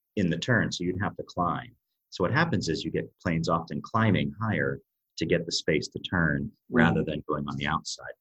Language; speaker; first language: English; native; English